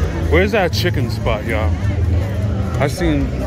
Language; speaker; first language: English; native; English